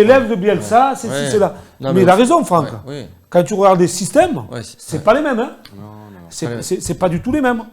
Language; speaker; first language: French; native; French